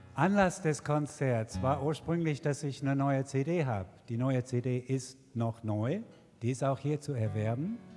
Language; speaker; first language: German; non-native, fluent; English